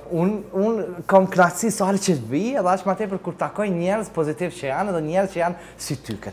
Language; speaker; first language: Albanian; native; Albanian